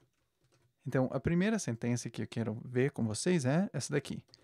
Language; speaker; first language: Portuguese; non-native, fluent; English